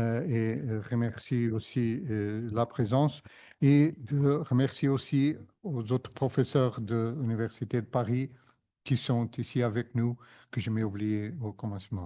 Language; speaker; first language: French; non-native, fluent; Portuguese